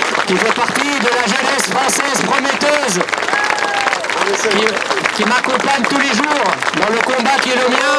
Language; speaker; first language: French; early bilingual, other home language; Arabic